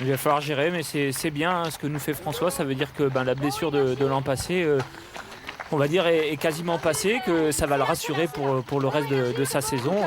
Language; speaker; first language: French; native; French